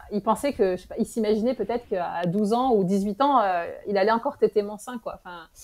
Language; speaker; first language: French; native; French